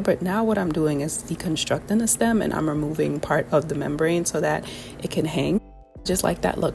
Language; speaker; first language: English; native; English